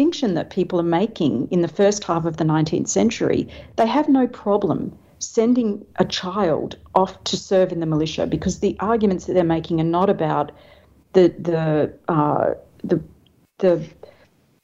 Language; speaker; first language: English; native; English